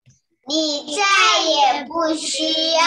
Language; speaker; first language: Chinese; early bilingual, heritage; Chinese